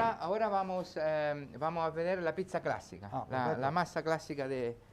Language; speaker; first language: Spanish; non-native, learner; Italian